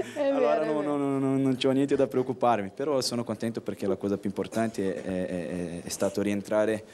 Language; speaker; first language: Italian; non-native, fluent; Portuguese